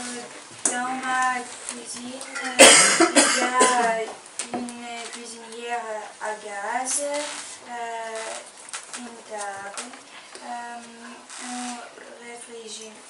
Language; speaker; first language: French; non-native, learner; Ukrainian